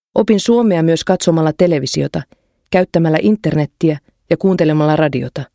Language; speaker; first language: Finnish; non-native, fluent; Bulgarian